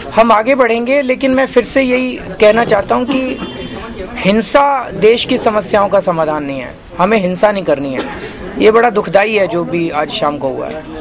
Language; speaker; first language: Hindi; native; Hindi